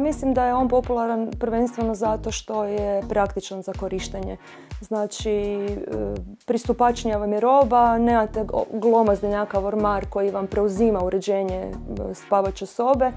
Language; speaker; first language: Croatian; native; Croatian